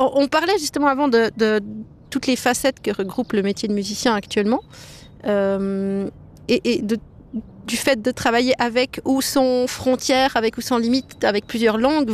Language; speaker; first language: French; native; French